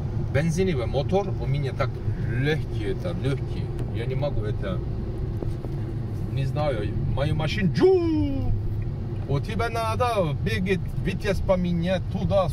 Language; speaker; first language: Russian; non-native, learner; Turkish